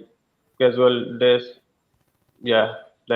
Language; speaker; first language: English; non-native, learner; Hindi